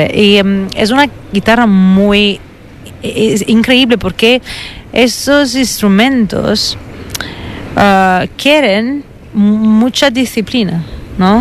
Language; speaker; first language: Spanish; non-native, fluent; Italian